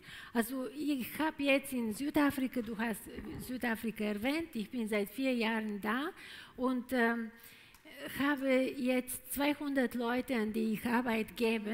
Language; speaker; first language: German; non-native, fluent; Bulgarian